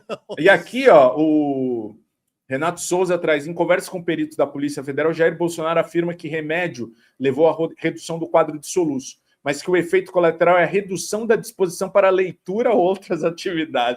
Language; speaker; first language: Portuguese; native; Portuguese